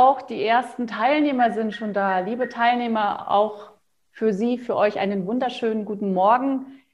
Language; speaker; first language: German; native; German